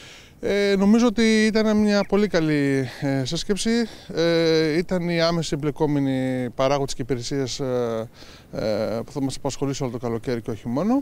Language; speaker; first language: Greek; native; Greek